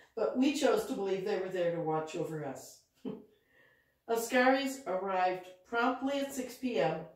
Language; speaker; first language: English; native; English